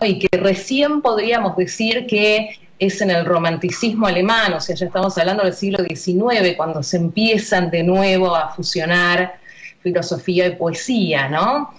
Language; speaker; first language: Spanish; native; Spanish